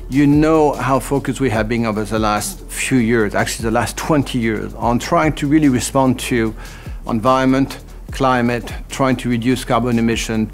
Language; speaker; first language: English; non-native, fluent; French